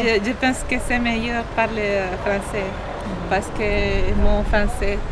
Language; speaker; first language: French; non-native, learner; Spanish